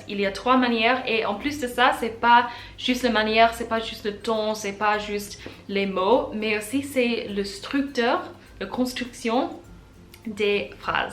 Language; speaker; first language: French; non-native, learner; English